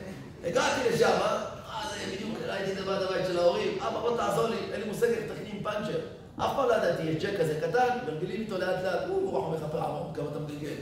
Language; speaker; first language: Hebrew; native; Hebrew